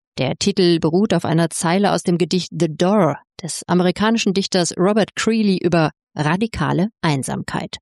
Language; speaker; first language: German; native; German